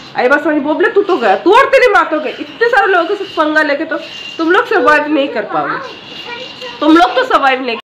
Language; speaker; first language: Hindi; non-native, local second language; Bangla